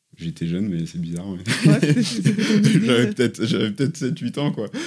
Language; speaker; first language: French; native; French